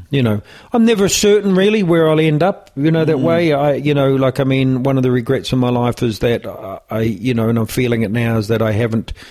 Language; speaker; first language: English; native; English